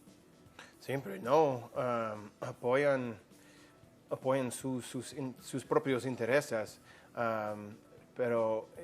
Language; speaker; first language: Spanish; non-native, fluent; English